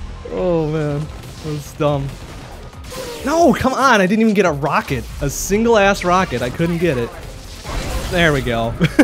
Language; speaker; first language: English; native; English